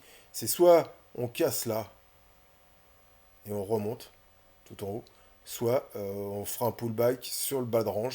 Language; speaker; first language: French; native; French